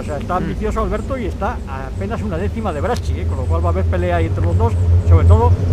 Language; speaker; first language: Spanish; native; Spanish